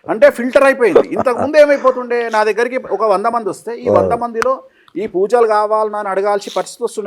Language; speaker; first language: Telugu; native; Telugu